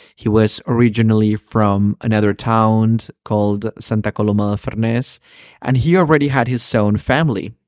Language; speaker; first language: English; early bilingual, other home language; Spanish